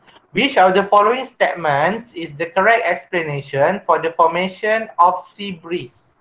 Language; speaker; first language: English; non-native, local second language; Malay